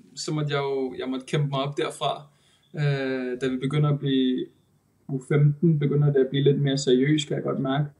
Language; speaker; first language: Danish; native; Danish